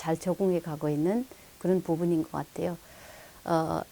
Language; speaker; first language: Korean; non-native, fluent; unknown